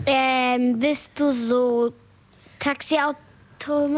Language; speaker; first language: German; non-native, local second language; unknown